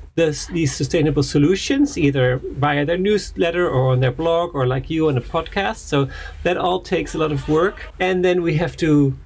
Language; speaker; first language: English; non-native, fluent; Dutch